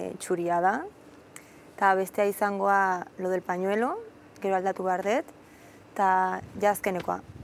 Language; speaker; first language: Basque; non-native, local second language; Spanish